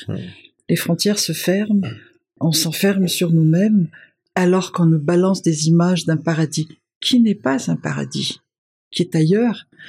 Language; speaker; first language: French; non-native, local second language; Malagasy